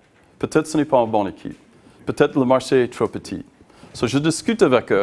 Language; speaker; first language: French; non-native, learner; English